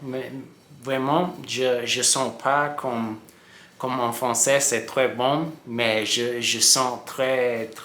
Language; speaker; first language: French; non-native, learner; English